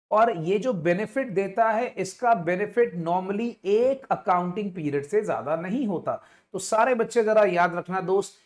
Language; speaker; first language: Hindi; non-native, local second language; Punjabi